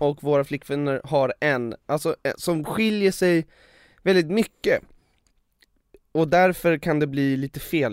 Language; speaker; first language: Swedish; native; Swedish